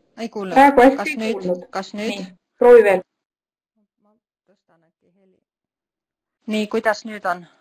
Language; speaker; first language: Estonian; native; Estonian